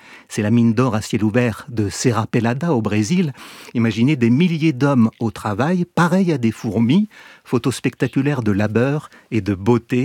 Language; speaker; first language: French; native; French